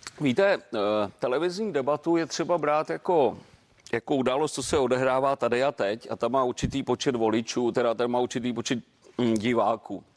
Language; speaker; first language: Czech; native; Czech